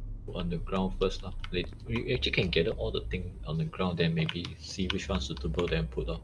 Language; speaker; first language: English; non-native, local second language; Chinese